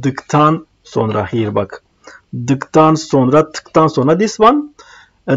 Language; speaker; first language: Turkish; non-native, fluent; Arabic